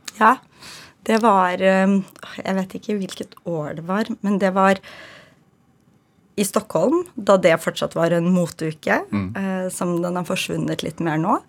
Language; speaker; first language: Norwegian; early bilingual, other home language; Ukrainian